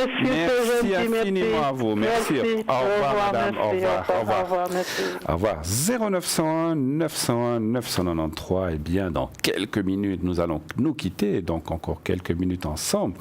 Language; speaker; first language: French; native; French